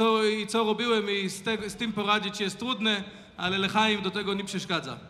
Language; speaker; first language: Polish; non-native, fluent; Hebrew